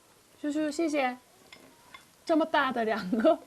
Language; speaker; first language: Chinese; non-native, learner; Korean